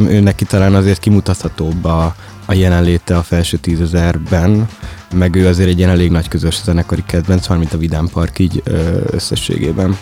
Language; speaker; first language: Hungarian; native; Hungarian